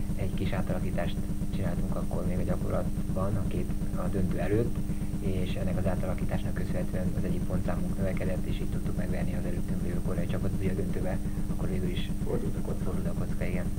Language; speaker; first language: Hungarian; native; Hungarian